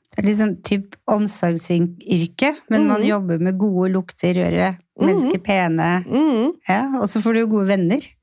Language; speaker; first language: Norwegian; native; Norwegian